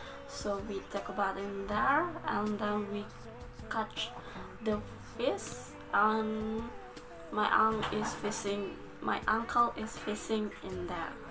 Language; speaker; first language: English; non-native, learner; Balinese